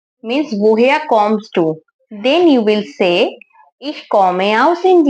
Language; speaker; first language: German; non-native, learner; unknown